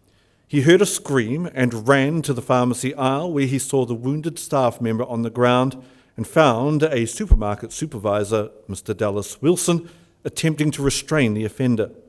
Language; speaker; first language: English; native; English